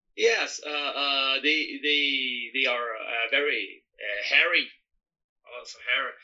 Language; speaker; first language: English; non-native, learner; Portuguese